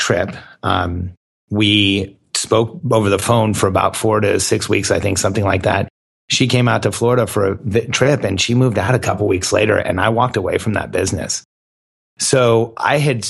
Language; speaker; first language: English; native; English